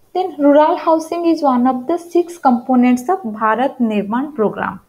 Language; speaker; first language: Hindi; non-native, local second language; Odia